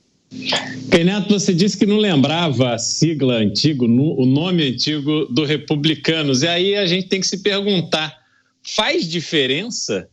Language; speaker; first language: Portuguese; native; Portuguese